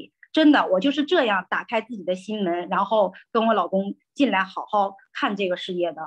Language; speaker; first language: Chinese; native; Chinese